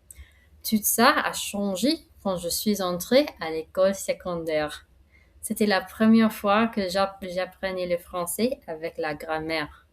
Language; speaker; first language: French; non-native, fluent; English